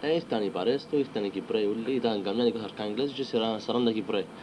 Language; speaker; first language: Greek; early bilingual, heritage; Greek